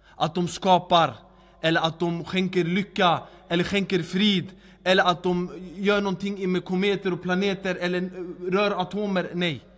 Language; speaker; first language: Swedish; early bilingual, other home language; Arabic